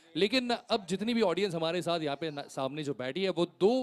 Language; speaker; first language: Hindi; non-native, local second language; Marathi